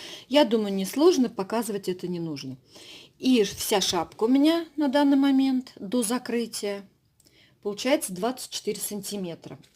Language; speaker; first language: Russian; native; Russian